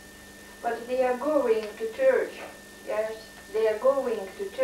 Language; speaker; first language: English; non-native, learner; Russian